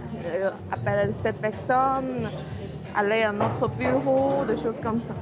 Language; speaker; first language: French; non-native, learner; Chinese